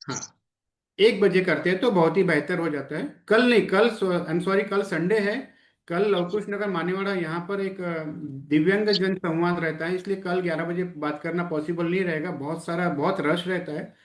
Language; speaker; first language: Hindi; non-native, local second language; Marathi